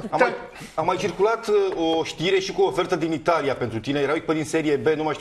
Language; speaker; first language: Romanian; native; Romanian